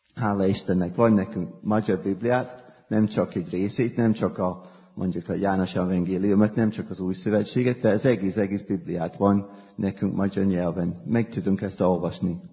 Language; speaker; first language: Hungarian; non-native, fluent; English